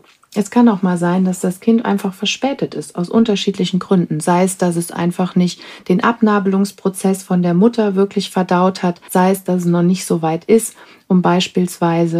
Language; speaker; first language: German; native; German